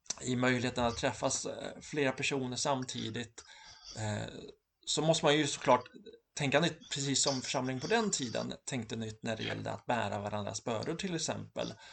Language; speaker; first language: Swedish; native; Swedish